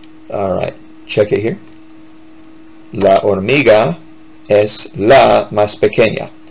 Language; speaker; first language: Spanish; non-native, fluent; English